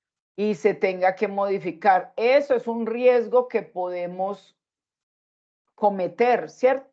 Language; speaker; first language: Spanish; native; Spanish